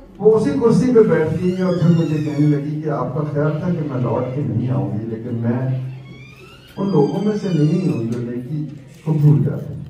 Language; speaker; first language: Urdu; non-native, local second language; Punjabi